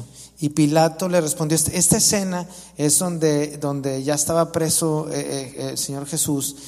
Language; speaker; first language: Spanish; native; Spanish